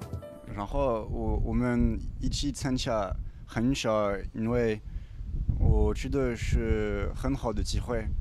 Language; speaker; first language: Chinese; non-native, learner; French